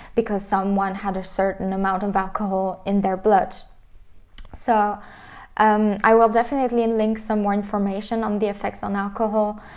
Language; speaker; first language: English; non-native, fluent; French